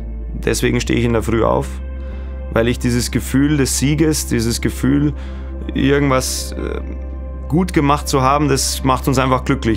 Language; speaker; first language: German; native; German